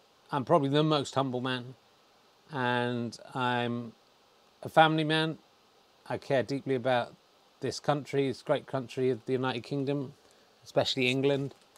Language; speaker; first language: English; native; English